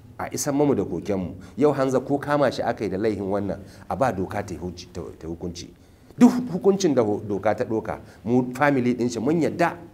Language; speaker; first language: Hausa; native; Hausa